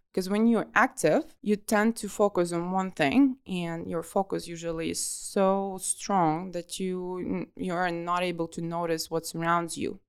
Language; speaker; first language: English; non-native, fluent; Russian